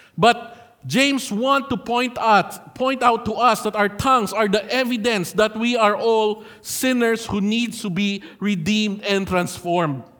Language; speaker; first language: English; non-native, local second language; Filipino